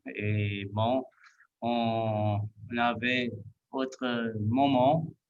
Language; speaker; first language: French; non-native, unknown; Portuguese